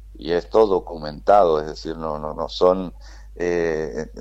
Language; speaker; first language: Spanish; native; Spanish